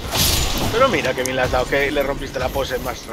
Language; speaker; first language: Spanish; native; Spanish